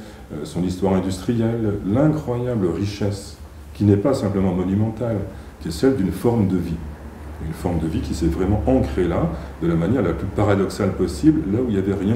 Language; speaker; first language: French; native; French